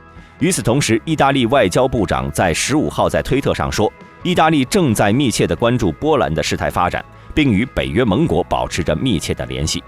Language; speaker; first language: Chinese; native; Chinese